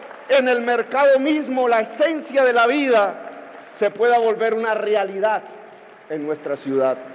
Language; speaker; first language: Spanish; native; Spanish